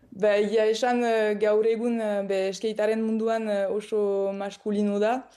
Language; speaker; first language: Basque; non-native, local second language; French